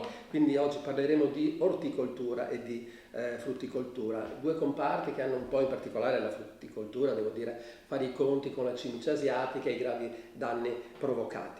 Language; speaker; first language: Italian; native; Italian